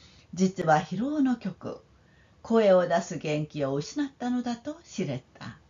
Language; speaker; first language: Japanese; non-native, fluent; Korean